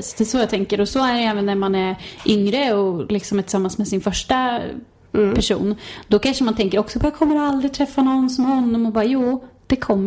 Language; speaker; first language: Swedish; native; Swedish